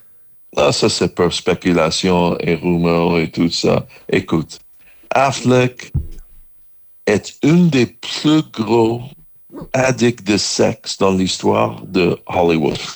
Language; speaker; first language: French; non-native, learner; English